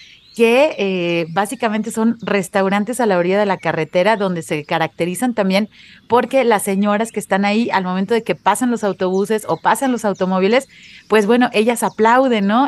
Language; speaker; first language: Spanish; native; Spanish